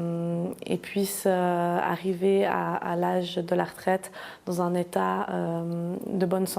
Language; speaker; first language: French; native; French